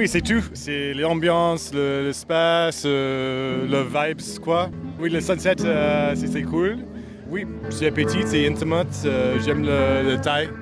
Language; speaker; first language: French; non-native, learner; English